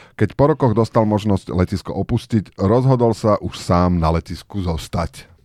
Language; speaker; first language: Slovak; native; Slovak